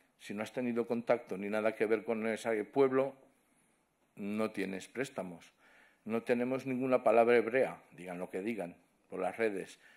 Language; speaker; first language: Spanish; non-native, local second language; Catalan